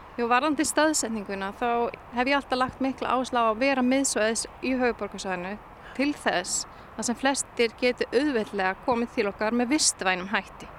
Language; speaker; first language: Icelandic; native; Icelandic